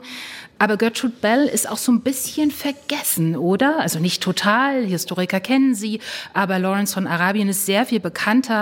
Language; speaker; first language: German; native; German